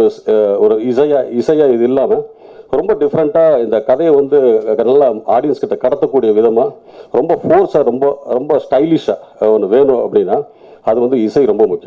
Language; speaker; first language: Tamil; native; Tamil